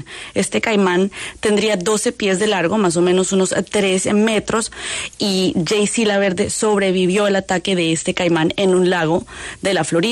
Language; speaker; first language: Spanish; native; Spanish